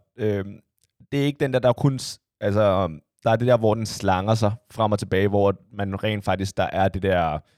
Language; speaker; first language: Danish; early bilingual, other home language; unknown